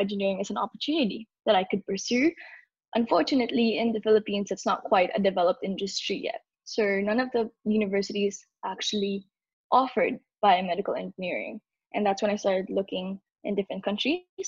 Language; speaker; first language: English; non-native, local second language; Filipino